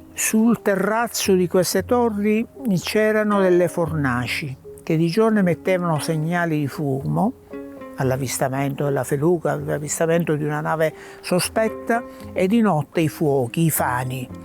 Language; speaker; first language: Italian; native; Italian